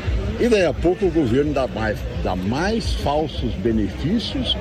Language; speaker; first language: Portuguese; native; Portuguese